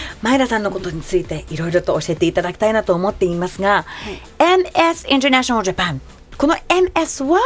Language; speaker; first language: Japanese; native; Japanese